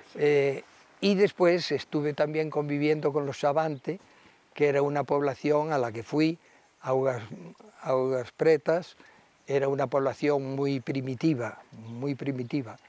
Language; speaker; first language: Spanish; native; Spanish